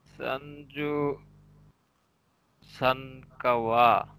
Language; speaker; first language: Japanese; non-native, learner; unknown